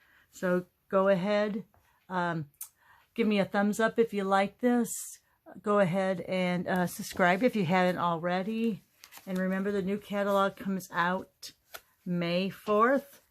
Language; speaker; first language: English; native; English